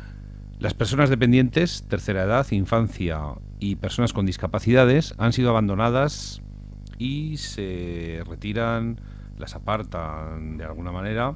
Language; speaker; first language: Spanish; native; Spanish